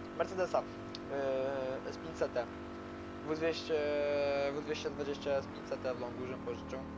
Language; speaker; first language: Polish; native; Polish